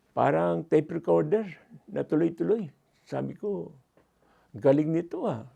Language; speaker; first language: Filipino; non-native, local second language; Pampanga